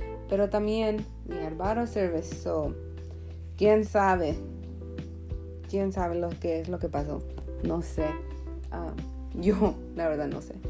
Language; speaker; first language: Spanish; early bilingual, other home language; English